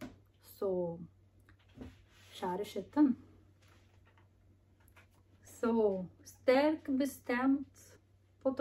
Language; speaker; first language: Norwegian; non-native, learner; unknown